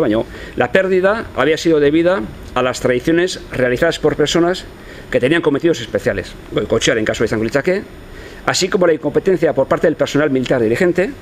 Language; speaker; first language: Spanish; non-native, local second language; Basque